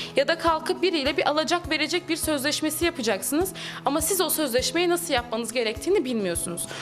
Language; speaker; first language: Turkish; native; Turkish